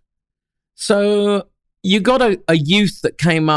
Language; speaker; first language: English; native; English